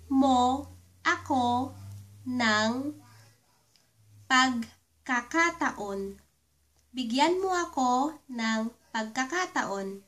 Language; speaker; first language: Filipino; native; Filipino